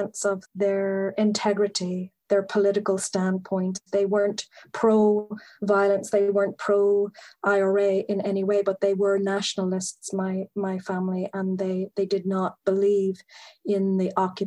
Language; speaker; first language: English; native; English